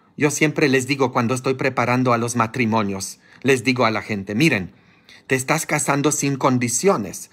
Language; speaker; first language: Spanish; non-native, fluent; Polish